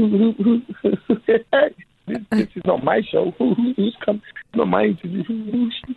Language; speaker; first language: English; early bilingual, other home language; Lingala